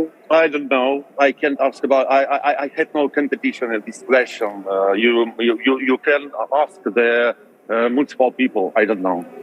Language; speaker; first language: English; non-native, learner; Russian